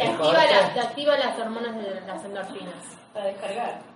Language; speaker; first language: Spanish; native; Spanish